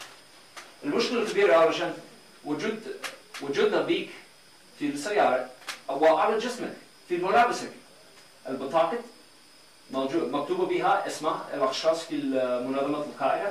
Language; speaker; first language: Arabic; non-native, fluent; English